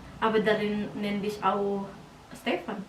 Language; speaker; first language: German; non-native, learner; Indonesian